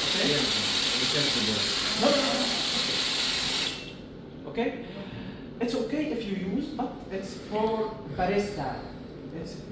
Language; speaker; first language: English; non-native, learner; Arabic